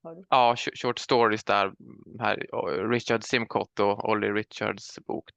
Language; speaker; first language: Swedish; native; Swedish